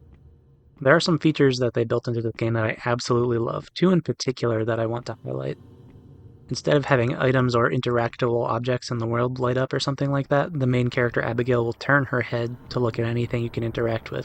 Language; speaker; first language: English; native; English